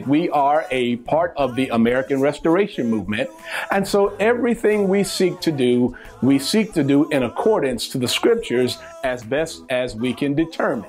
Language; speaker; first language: English; native; English